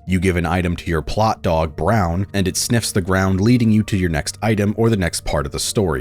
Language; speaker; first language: English; native; English